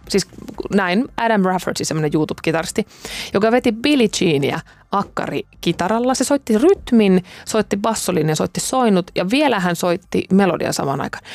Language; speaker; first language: Finnish; native; Finnish